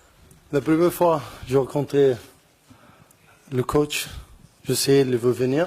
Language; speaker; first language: French; non-native, learner; Arabic